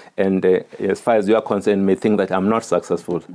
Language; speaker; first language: English; non-native, local second language; Xhosa